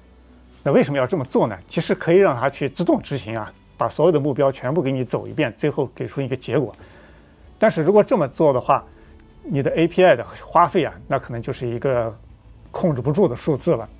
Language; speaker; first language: Chinese; native; Chinese